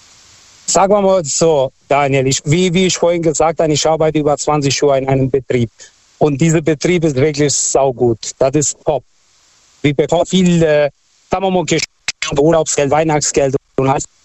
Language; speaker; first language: German; non-native, fluent; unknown